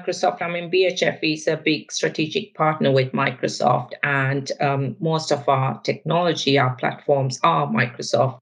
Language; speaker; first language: English; non-native, local second language; Sinhala